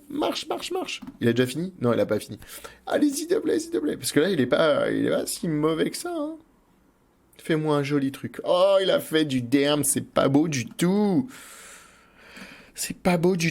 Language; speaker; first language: French; native; French